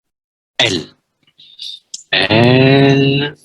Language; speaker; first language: French; non-native, fluent; Vietnamese